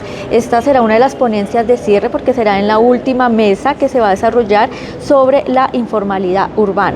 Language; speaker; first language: Spanish; native; Spanish